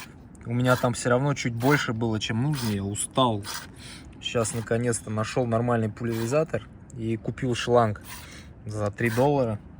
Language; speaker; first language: Russian; native; Russian